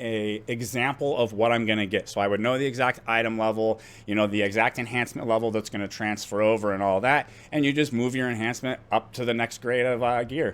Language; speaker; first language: English; native; English